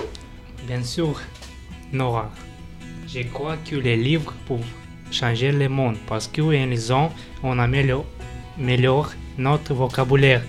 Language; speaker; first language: French; non-native, learner; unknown